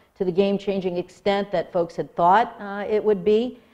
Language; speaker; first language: English; native; English